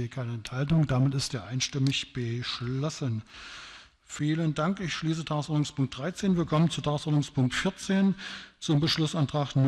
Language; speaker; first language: German; native; German